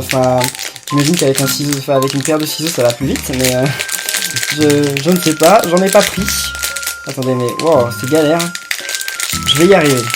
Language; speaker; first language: French; native; French